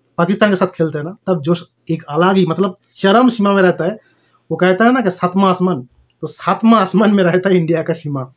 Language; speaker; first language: Hindi; non-native, local second language; Bangla